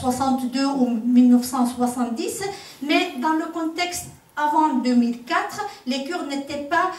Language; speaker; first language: French; non-native, fluent; Kurdish